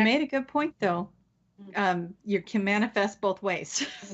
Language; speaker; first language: English; native; English